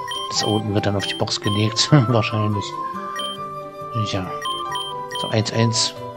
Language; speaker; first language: German; native; German